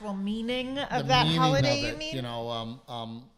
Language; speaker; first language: English; native; English